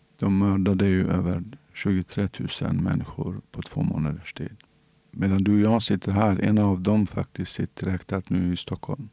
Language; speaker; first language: Swedish; non-native, fluent; Central Kurdish